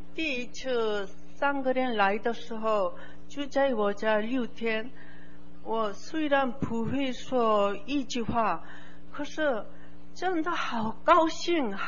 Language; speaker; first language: Chinese; non-native, learner; Korean